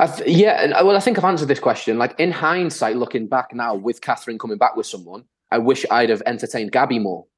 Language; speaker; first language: English; native; English